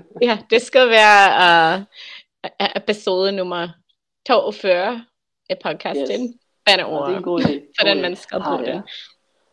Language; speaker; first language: Danish; non-native, learner; English